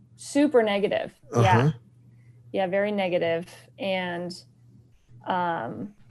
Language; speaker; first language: English; native; English